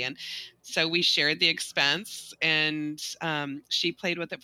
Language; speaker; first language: English; native; English